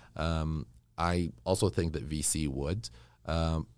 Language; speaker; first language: English; early bilingual, other home language; Arabic